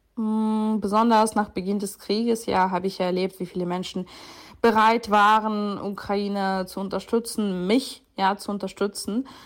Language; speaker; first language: German; non-native, fluent; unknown